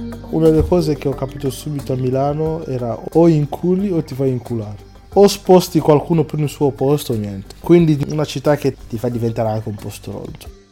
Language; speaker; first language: Italian; non-native, fluent; Lingala